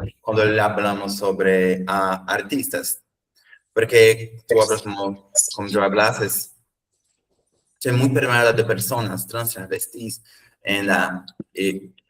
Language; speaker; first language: Spanish; non-native, learner; Portuguese